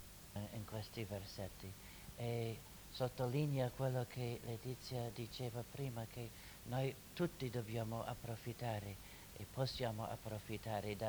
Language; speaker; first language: Italian; non-native, fluent; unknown